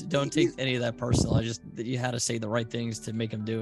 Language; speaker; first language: English; native; English